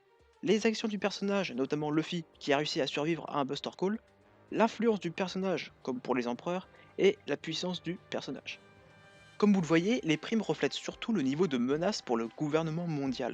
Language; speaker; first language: French; native; French